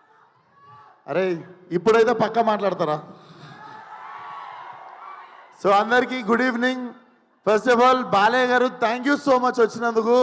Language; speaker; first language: Telugu; native; Telugu